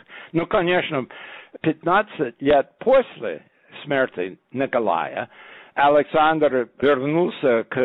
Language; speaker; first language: Russian; non-native, fluent; English